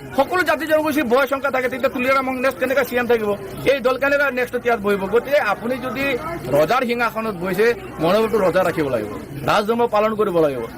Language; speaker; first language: Assamese; non-native, local second language; Bangla